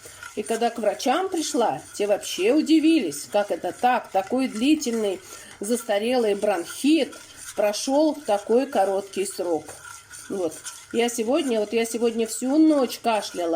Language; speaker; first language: Russian; native; Russian